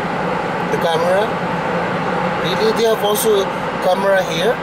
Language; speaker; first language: English; non-native, local second language; Filipino